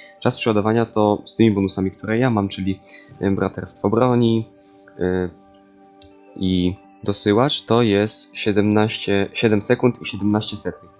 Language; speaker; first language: Polish; native; Polish